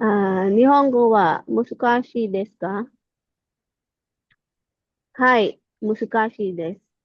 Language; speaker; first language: Japanese; non-native, learner; Filipino